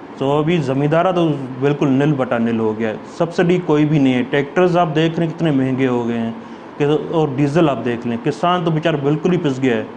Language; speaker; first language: Urdu; non-native, local second language; Sindhi